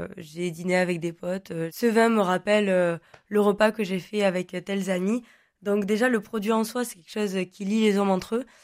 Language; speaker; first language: French; non-native, local second language; Occitan